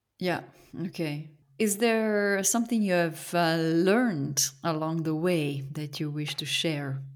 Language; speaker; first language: English; non-native, fluent; Italian